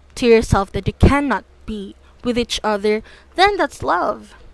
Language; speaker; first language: English; non-native, local second language; Filipino